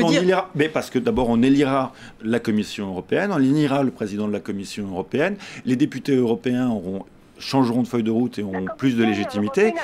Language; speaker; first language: French; native; French